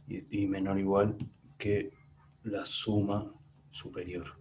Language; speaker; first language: Spanish; native; Spanish